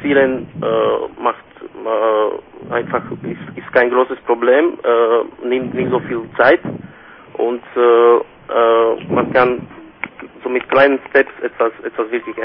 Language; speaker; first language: German; non-native, fluent; Slovak